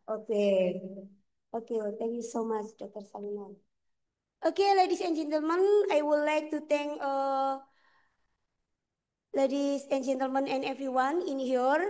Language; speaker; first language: English; non-native, fluent; Indonesian